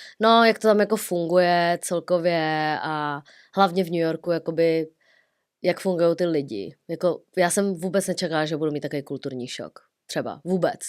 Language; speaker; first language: Czech; early bilingual, other home language; Vietnamese